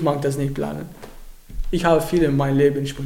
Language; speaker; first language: German; non-native, learner; Arabic